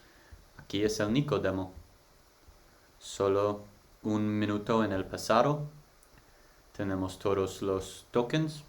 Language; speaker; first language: Spanish; non-native, learner; English